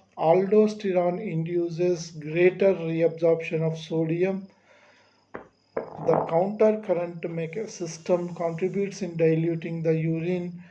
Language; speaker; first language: English; non-native, local second language; Telugu